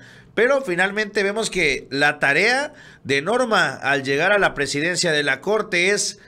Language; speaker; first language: Spanish; native; Spanish